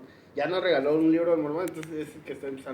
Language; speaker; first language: Spanish; native; Spanish